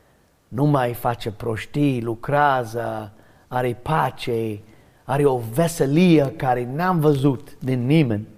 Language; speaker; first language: Romanian; non-native, learner; English